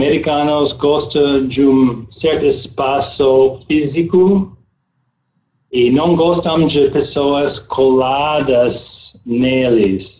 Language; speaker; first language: Portuguese; non-native, learner; English